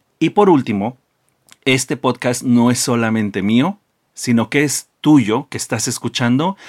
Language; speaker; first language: Spanish; early bilingual, heritage; Spanish